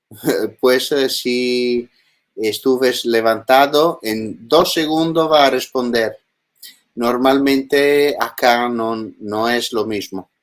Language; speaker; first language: Spanish; non-native, learner; Italian